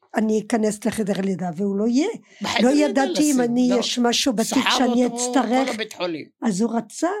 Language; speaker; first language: Hebrew; non-native, fluent; French